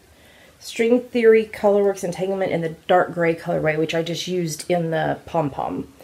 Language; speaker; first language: English; native; English